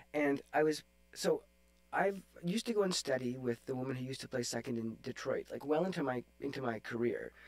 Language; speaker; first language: English; native; English